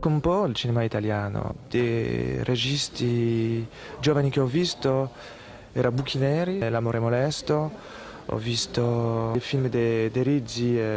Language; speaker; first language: Italian; non-native, fluent; French